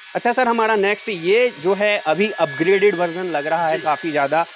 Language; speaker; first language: Hindi; native; Hindi